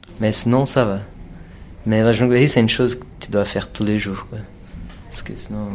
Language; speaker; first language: French; non-native, fluent; Portuguese